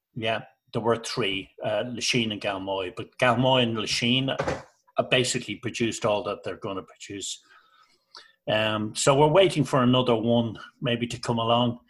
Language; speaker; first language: English; native; English